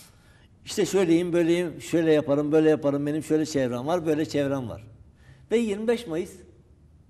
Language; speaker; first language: Turkish; native; Turkish